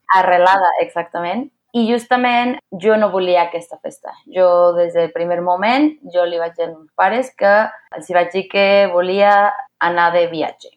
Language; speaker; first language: Catalan; non-native, fluent; Spanish